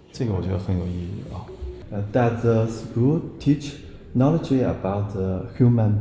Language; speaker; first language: English; non-native, learner; Chinese